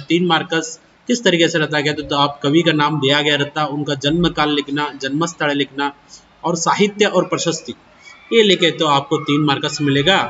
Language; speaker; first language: Hindi; non-native, local second language; Kannada